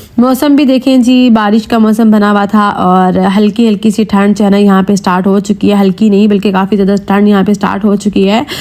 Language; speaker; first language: Urdu; native; Urdu